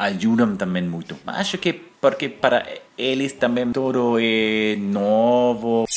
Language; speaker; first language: Spanish; non-native, learner; German